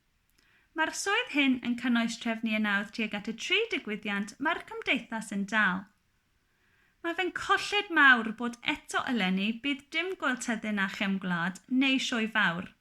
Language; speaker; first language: Welsh; non-native, local second language; English